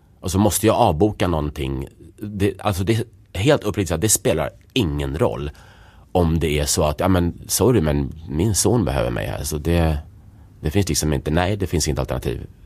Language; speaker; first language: Swedish; early bilingual, other home language; Czech